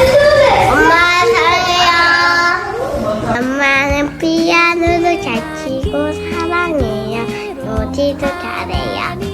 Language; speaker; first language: Korean; early bilingual, heritage; Korean